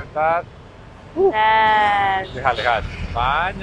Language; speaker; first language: Indonesian; non-native, learner; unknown